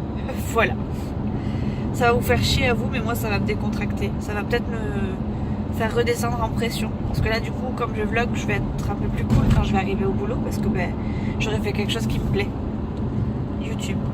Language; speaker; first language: French; native; French